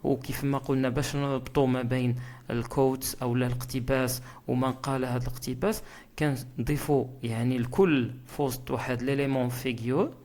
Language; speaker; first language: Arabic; native; Arabic